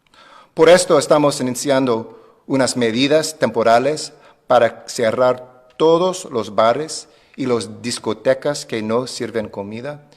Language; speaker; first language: Spanish; non-native, fluent; English